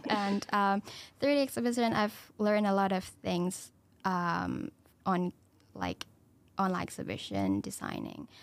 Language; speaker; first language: English; non-native, local second language; Cantonese